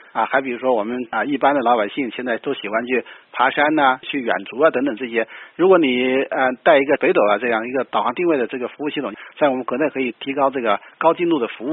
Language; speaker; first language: Chinese; native; Chinese